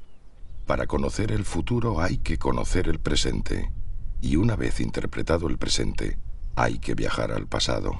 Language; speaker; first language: Spanish; native; Spanish